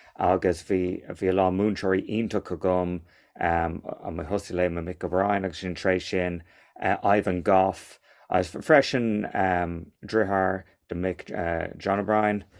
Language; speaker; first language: Irish; non-native, local second language; English